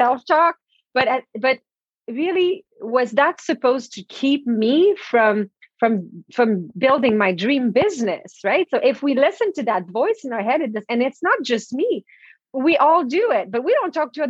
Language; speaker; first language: English; non-native, fluent; French